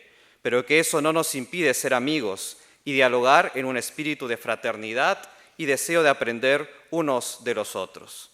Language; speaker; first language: Spanish; native; Spanish